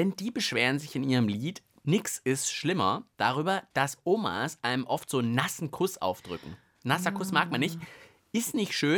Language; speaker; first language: German; native; German